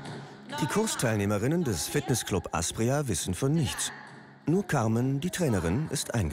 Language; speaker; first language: German; native; German